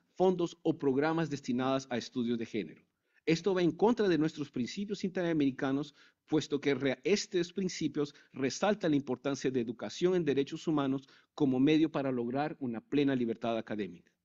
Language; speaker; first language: Spanish; native; Spanish